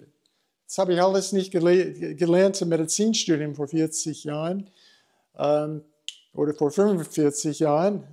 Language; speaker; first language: German; non-native, fluent; English